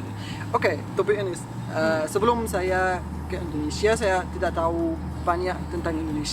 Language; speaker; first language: Indonesian; non-native, fluent; Arabic